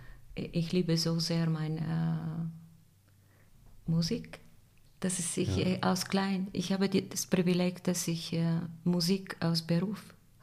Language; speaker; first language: German; non-native, fluent; Bulgarian